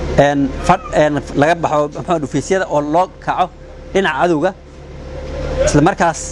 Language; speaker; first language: Somali; native; Somali